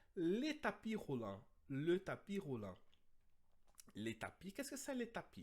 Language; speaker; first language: French; non-native, fluent; Portuguese